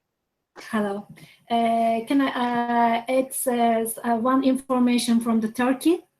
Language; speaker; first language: English; non-native, learner; Turkish